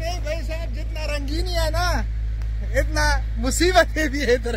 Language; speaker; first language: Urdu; non-native, local second language; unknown